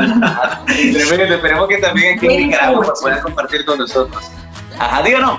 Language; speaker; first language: Spanish; native; Spanish